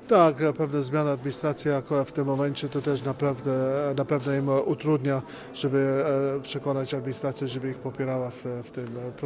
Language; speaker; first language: Polish; early bilingual, heritage; Polish